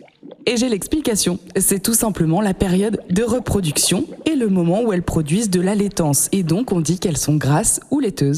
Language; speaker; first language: French; native; French